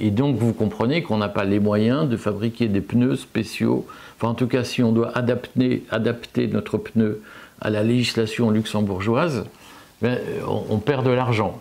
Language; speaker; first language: French; native; French